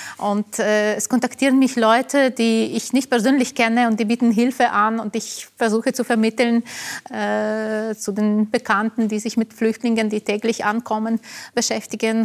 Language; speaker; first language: German; non-native, fluent; Ukrainian